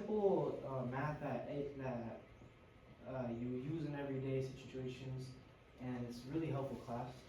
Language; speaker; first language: English; early bilingual, other home language; Spanish